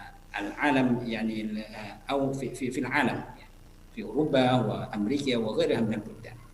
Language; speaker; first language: Arabic; non-native, fluent; Indonesian